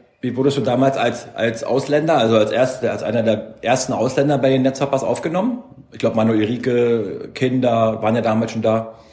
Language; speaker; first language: German; native; German